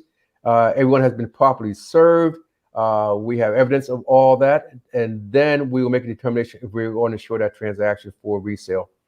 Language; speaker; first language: English; native; English